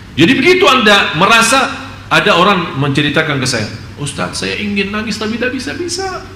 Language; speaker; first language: Indonesian; non-native, fluent; Arabic